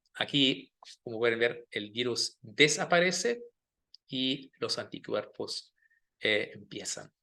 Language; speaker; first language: Spanish; non-native, fluent; German